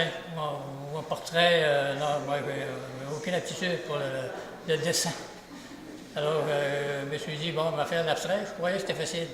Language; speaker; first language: French; native; French